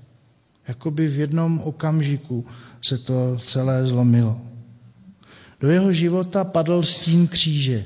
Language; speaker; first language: Czech; native; Czech